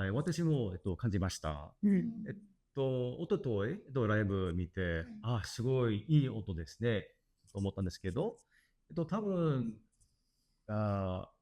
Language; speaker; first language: Japanese; non-native, learner; English